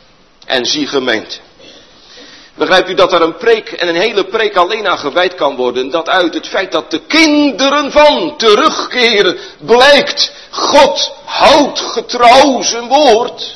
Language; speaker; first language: Dutch; native; Dutch